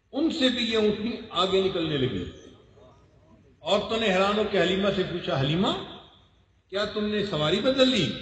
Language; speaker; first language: Urdu; non-native, local second language; Punjabi